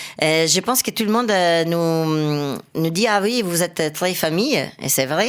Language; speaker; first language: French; non-native, fluent; Italian